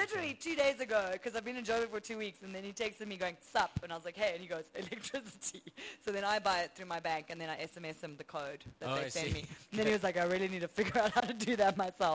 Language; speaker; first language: English; native; English